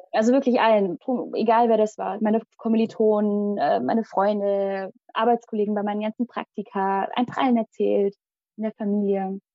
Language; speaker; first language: German; early bilingual, other home language; Malayalam